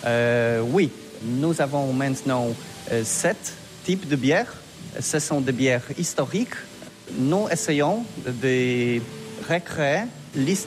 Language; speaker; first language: French; non-native, learner; Polish